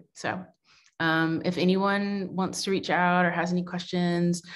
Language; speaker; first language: English; native; English